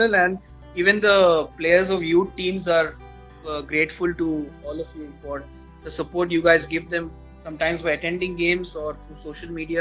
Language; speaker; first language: English; non-native, local second language; Bangla